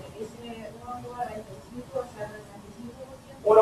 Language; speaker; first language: Spanish; native; Spanish